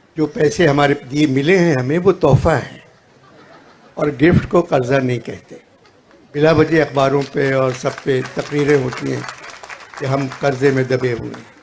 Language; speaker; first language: Urdu; native; Urdu